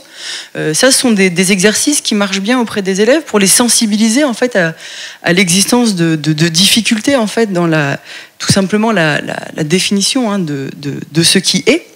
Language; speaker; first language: French; native; French